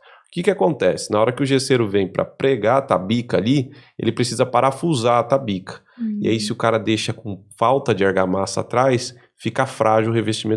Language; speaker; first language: Portuguese; native; Portuguese